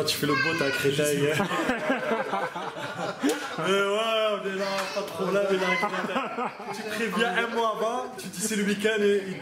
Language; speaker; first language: French; native; French